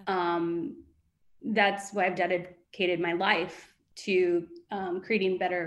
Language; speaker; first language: English; native; English